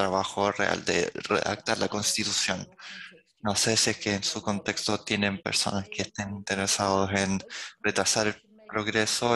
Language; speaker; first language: Spanish; non-native, fluent; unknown